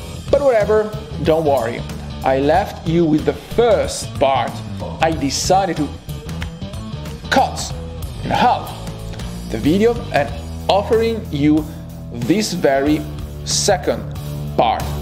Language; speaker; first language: English; non-native, fluent; Italian